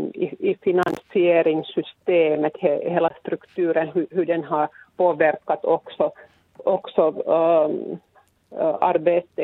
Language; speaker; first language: Swedish; non-native, local second language; Finnish